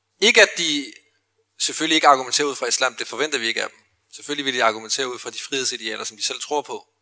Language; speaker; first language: Danish; early bilingual, other home language; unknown